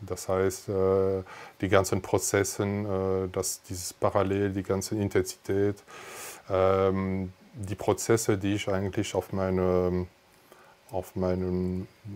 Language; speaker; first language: German; non-native, fluent; French